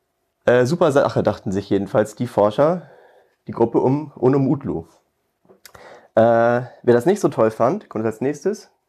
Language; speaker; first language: German; native; German